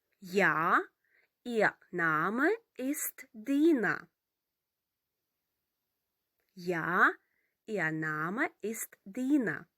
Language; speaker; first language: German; non-native, fluent; Ukrainian